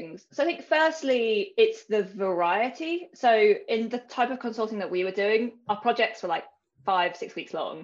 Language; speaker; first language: English; native; English